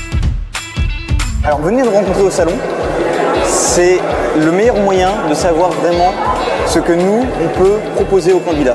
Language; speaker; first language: French; native; French